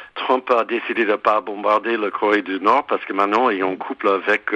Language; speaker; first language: French; non-native, fluent; English